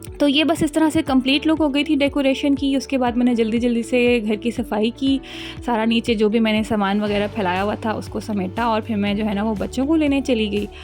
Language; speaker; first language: Urdu; native; Urdu